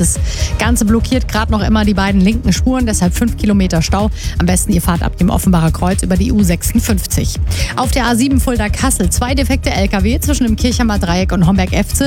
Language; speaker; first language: German; native; German